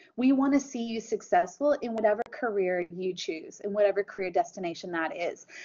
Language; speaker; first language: English; native; English